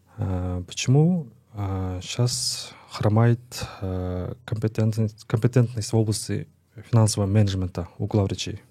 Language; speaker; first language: Russian; non-native, local second language; Kazakh